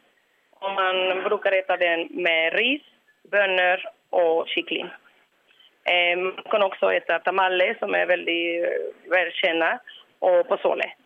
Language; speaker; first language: Swedish; non-native, fluent; Spanish